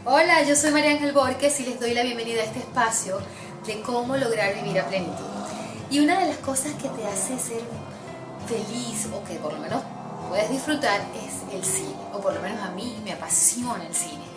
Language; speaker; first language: Spanish; native; Spanish